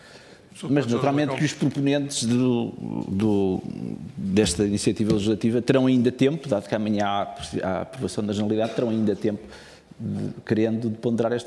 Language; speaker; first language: Portuguese; native; Portuguese